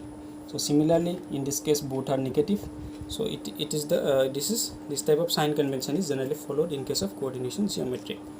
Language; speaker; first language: English; non-native, local second language; Hindi